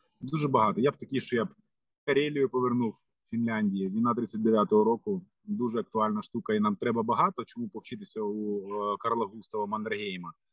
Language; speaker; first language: Ukrainian; non-native, local second language; Russian